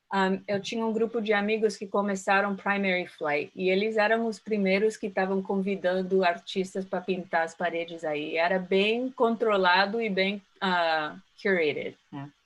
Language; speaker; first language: Portuguese; early bilingual, heritage; Portuguese